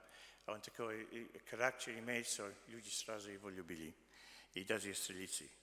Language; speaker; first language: Russian; early bilingual, heritage; Russian